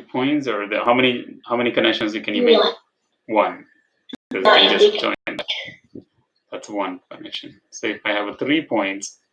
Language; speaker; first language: English; non-native, fluent; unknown